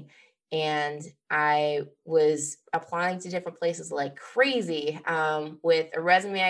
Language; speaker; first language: English; native; English